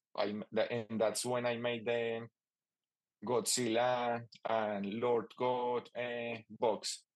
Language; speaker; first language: English; non-native, fluent; Spanish